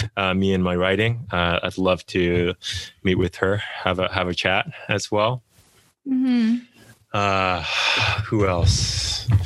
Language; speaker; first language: English; non-native, fluent; Japanese